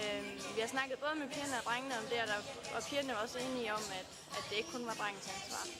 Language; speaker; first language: Danish; native; Danish